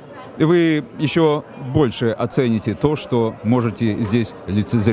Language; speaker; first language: Russian; native; Russian